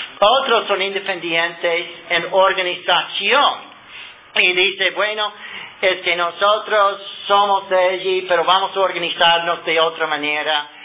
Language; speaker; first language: Spanish; non-native, fluent; English